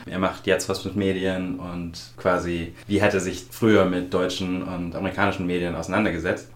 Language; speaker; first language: German; native; German